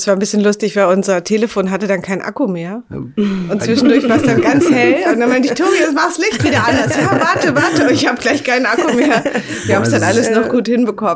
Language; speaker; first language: German; native; German